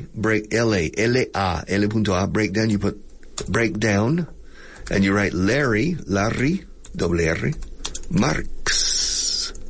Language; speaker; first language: English; native; English